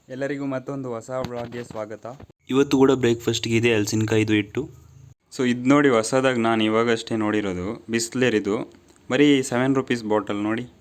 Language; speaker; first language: Kannada; non-native, local second language; Kodava